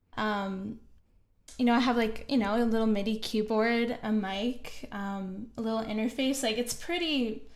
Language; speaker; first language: English; native; English